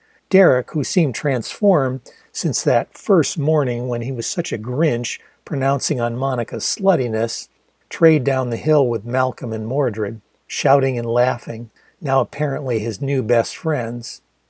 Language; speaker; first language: English; native; English